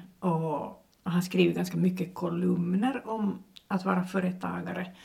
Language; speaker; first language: Swedish; native; Swedish